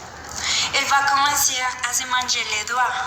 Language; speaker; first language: French; non-native, learner; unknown